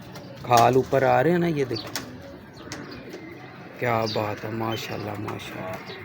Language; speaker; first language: Hindi; non-native, local second language; Punjabi